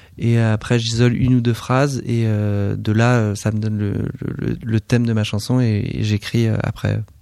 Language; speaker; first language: French; native; French